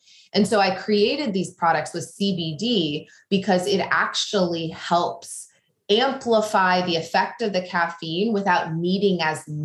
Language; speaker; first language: English; native; English